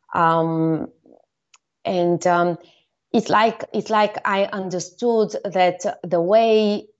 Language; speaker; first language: English; non-native, fluent; Bulgarian